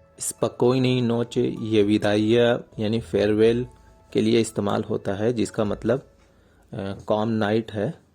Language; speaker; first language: Hindi; native; Hindi